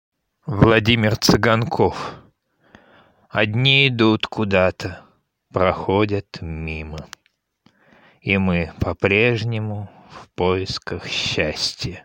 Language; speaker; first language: Russian; native; Russian